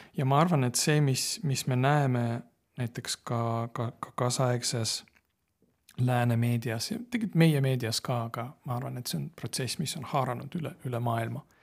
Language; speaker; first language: Estonian; non-native, local second language; Russian